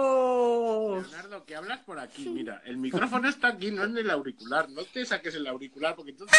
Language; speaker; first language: Spanish; native; Spanish